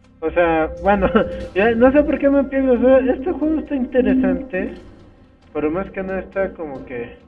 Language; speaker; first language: Spanish; native; Spanish